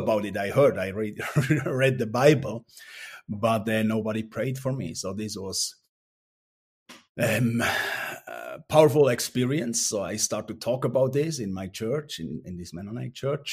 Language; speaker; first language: English; non-native, fluent; Swiss German